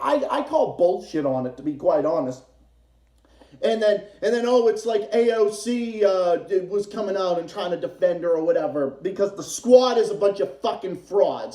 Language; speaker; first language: English; native; English